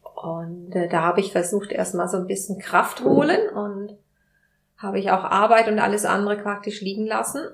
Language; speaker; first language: German; non-native, fluent; Spanish